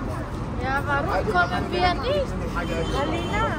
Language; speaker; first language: German; non-native, learner; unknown